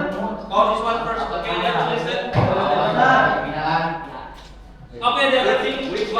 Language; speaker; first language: English; non-native, fluent; Indonesian